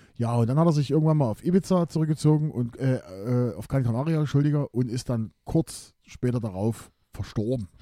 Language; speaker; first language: German; native; German